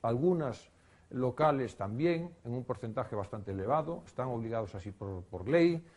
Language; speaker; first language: Spanish; non-native, local second language; Galician